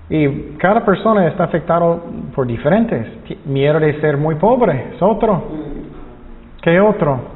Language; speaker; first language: Spanish; non-native, fluent; English